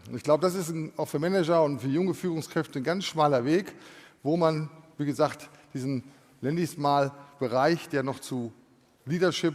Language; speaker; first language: German; native; German